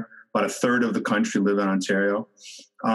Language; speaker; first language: English; native; English